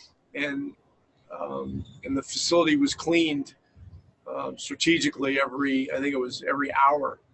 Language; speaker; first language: English; native; English